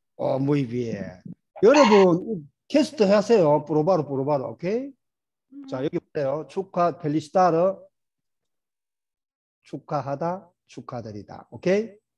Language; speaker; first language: Korean; native; Korean